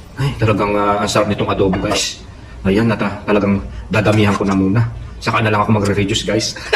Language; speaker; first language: Filipino; non-native, local second language; Pampanga